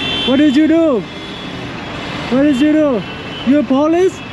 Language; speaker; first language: English; non-native, learner; Vietnamese